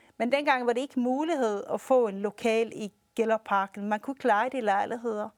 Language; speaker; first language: Danish; early bilingual, heritage; Swedish